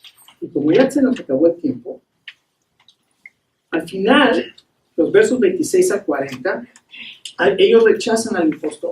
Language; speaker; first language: Spanish; native; Spanish